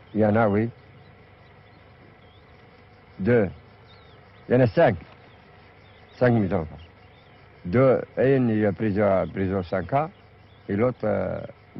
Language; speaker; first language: French; non-native, learner; Arabic